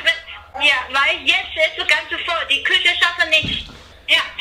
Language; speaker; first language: German; non-native, learner; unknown